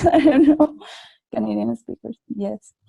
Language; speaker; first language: English; non-native, learner; Spanish